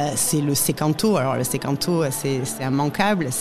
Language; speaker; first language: French; native; French